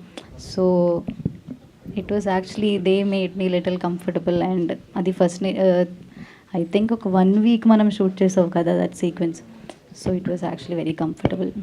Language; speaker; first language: Telugu; non-native, learner; Malayalam